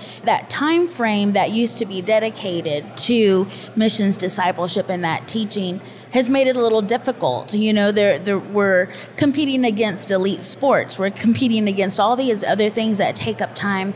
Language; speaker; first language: English; native; English